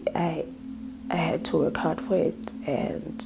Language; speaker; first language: English; non-native, local second language; Southern Sotho